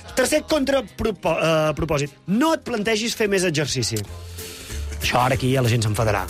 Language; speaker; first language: Catalan; native; Catalan